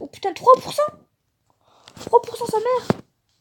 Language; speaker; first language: French; native; French